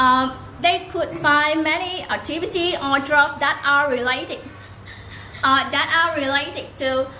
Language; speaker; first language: English; non-native, learner; Vietnamese